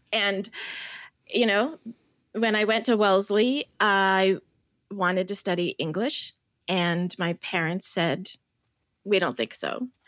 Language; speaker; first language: English; early bilingual, other home language; Chinese